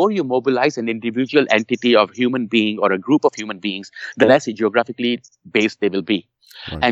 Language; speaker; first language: English; non-native, local second language; Urdu